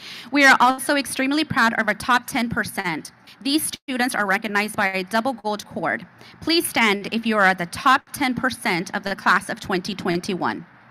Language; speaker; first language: English; early bilingual, other home language; Spanish